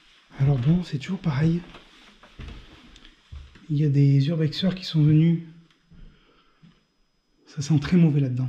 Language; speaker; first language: French; native; French